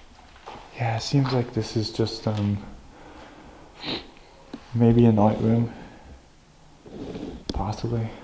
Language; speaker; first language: English; native; English